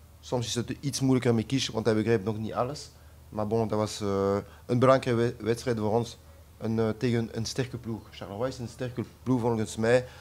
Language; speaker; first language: Dutch; non-native, local second language; French